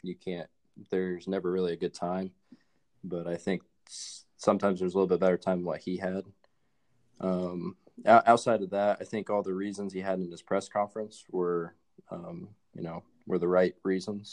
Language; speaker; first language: English; native; English